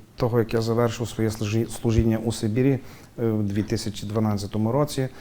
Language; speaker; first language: Ukrainian; native; Ukrainian